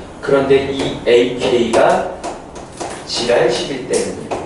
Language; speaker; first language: Korean; native; Korean